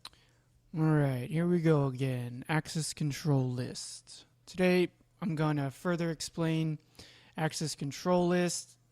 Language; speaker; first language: English; native; English